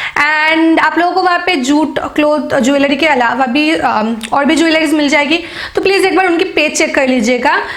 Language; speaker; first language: Hindi; non-native, local second language; Bangla